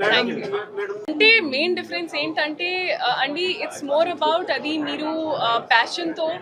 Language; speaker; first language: Telugu; non-native, local second language; Hindi